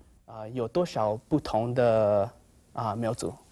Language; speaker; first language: Chinese; non-native, learner; Hmong